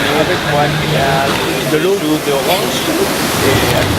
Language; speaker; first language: French; non-native, learner; Spanish